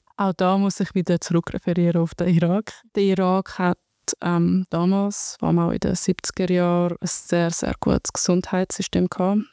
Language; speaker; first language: German; early bilingual, other home language; Arabic